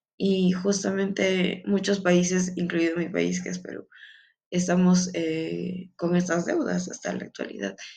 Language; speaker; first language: Spanish; native; Spanish